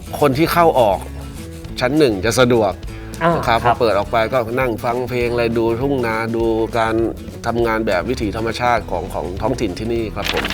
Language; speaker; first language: Thai; native; Thai